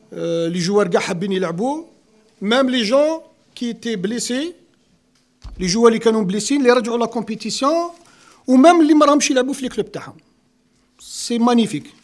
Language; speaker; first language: French; non-native, local second language; Arabic